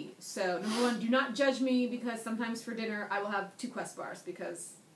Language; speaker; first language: English; native; English